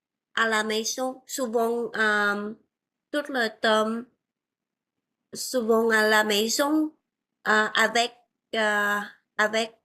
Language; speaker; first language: French; non-native, learner; Vietnamese